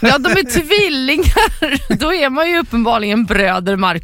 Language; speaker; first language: Swedish; native; Swedish